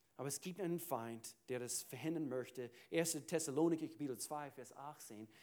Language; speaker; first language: German; non-native, fluent; English